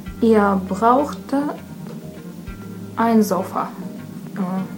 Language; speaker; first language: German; non-native, learner; Russian